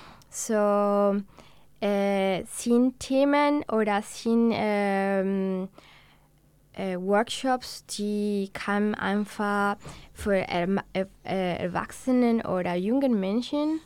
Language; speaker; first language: German; non-native, learner; Spanish